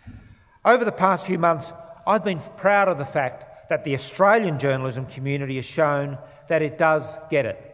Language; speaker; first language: English; native; English